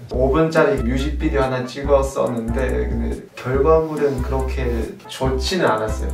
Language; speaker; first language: Korean; early bilingual, other home language; Chinese